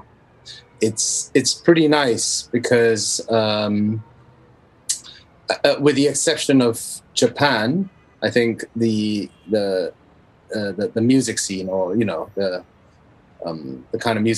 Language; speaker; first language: English; non-native, local second language; Cantonese